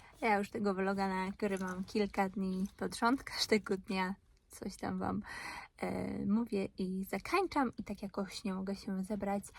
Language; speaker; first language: Polish; native; Polish